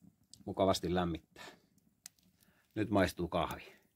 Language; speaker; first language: Finnish; native; Finnish